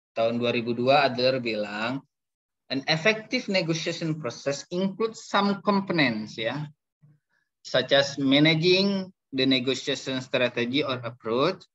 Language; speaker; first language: English; non-native, fluent; Indonesian